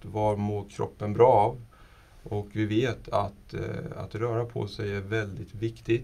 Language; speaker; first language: Swedish; non-native, fluent; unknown